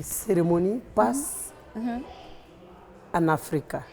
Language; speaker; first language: French; non-native, local second language; Bambara